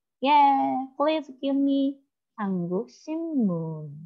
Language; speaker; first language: English; non-native, learner; Korean